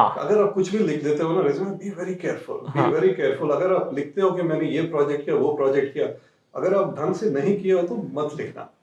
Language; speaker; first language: Hindi; non-native, local second language; Telugu